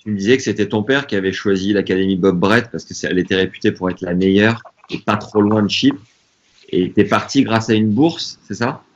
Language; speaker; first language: French; native; French